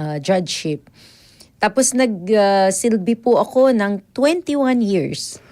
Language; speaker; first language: Filipino; non-native, local second language; Pampanga